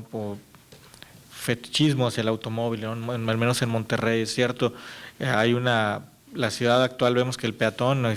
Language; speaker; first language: Spanish; native; Spanish